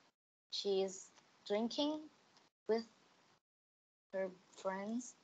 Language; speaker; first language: English; non-native, learner; Vietnamese